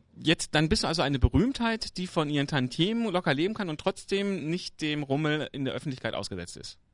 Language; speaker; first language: German; native; German